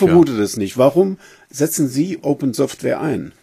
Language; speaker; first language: German; native; German